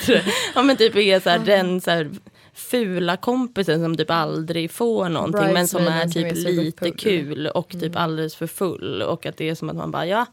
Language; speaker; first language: Swedish; native; Swedish